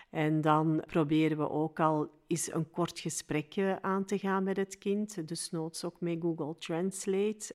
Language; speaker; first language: Dutch; native; Dutch